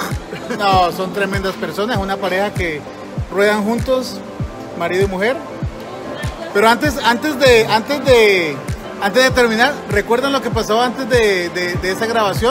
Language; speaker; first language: Spanish; native; Spanish